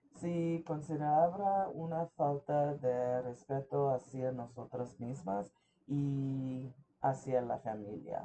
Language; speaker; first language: Spanish; early bilingual, heritage; English